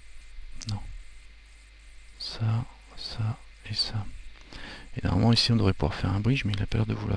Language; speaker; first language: French; native; French